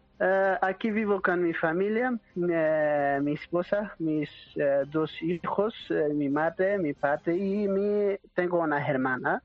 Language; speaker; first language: Spanish; non-native, learner; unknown